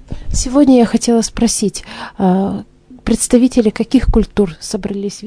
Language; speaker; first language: Russian; native; Russian